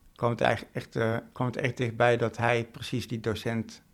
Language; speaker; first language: Dutch; native; Dutch